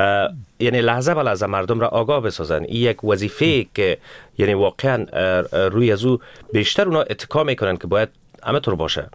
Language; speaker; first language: Persian; native; Persian